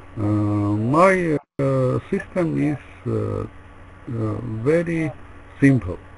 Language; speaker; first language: English; non-native, learner; Russian